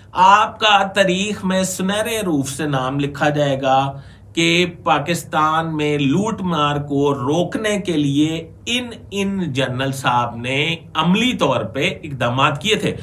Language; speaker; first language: Urdu; native; Urdu